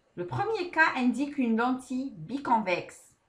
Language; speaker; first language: French; non-native, local second language; Arabic